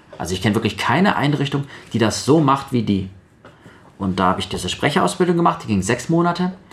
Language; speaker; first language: German; early bilingual, other home language; Russian